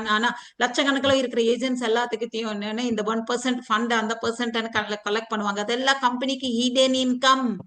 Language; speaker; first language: Tamil; non-native, fluent; Telugu